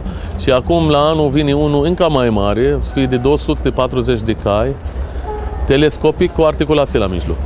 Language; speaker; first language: Romanian; non-native, fluent; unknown